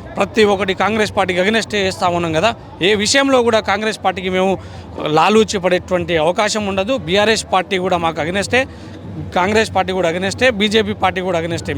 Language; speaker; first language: Telugu; native; Telugu